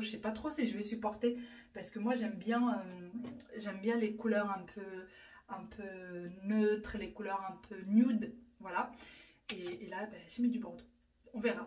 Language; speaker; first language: French; native; French